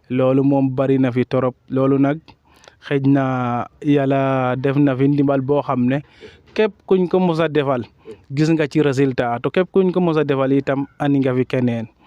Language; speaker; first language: Wolof; non-native, local second language; Serer